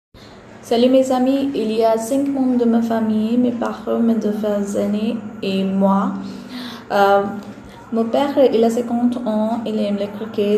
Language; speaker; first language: French; non-native, learner; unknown